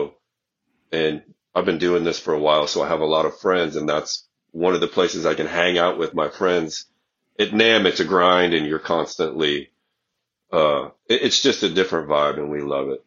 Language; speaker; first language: English; native; English